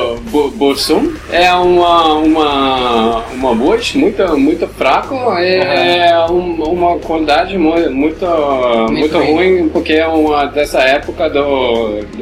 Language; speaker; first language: Portuguese; non-native, learner; Norwegian